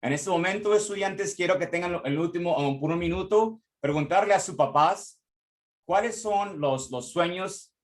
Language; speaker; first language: Spanish; early bilingual, heritage; Spanish